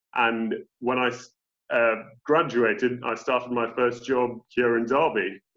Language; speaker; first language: English; native; English